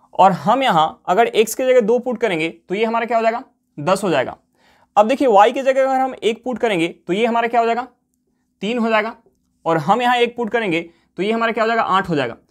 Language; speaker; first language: Hindi; native; Hindi